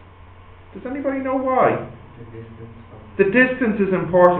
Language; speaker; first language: English; native; English